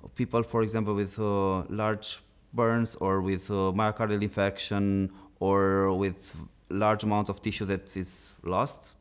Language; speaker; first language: English; non-native, fluent; Romanian